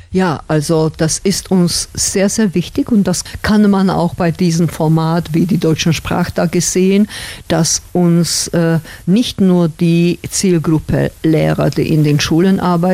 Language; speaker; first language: German; non-native, fluent; Slovak